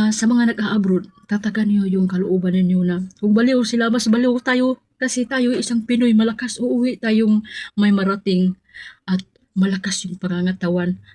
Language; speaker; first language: Filipino; non-native, local second language; Cebuano